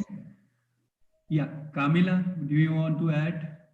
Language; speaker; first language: English; non-native, local second language; Hindi